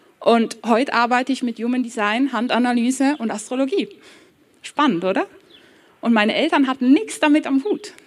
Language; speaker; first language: German; early bilingual, other home language; Polish